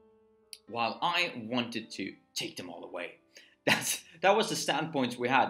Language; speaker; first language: English; non-native, fluent; Swedish